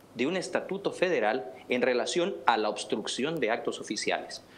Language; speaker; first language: Spanish; native; Spanish